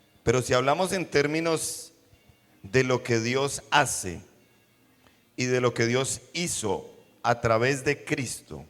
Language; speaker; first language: Spanish; native; Spanish